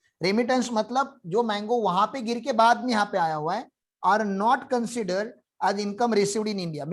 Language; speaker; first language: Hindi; non-native, local second language; Marathi